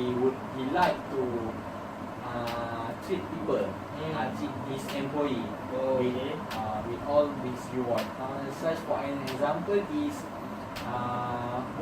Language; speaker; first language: English; non-native, learner; Malay